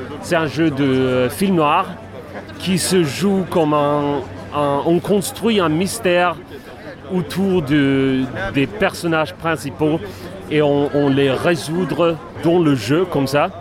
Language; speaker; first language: French; non-native, fluent; Swedish